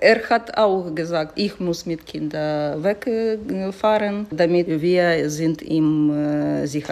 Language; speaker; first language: German; non-native, learner; Ukrainian